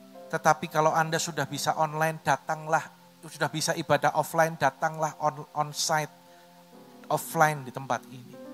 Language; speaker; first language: Indonesian; native; Indonesian